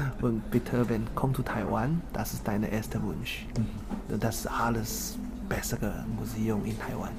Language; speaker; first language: German; non-native, learner; Chinese